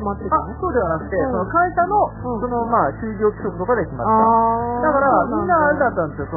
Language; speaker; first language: Japanese; native; Japanese